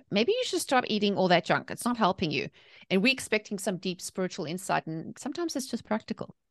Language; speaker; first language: English; native; English